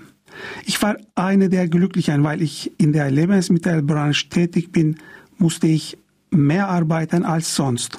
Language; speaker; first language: German; non-native, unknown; Turkish